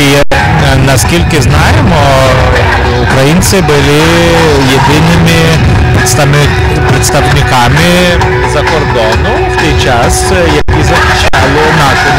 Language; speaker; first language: Ukrainian; non-native, fluent; Lithuanian